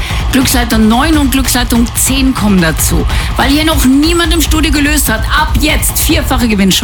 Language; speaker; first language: German; native; German